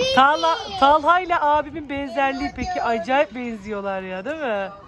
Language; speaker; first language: Turkish; native; Turkish